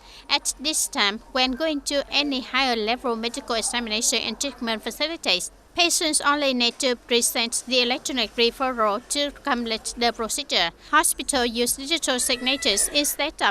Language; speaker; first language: English; non-native, fluent; Vietnamese